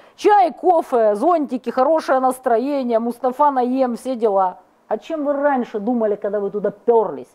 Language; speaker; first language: Ukrainian; non-native, local second language; Russian